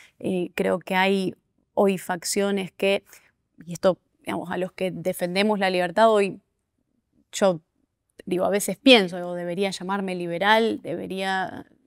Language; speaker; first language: Spanish; native; Spanish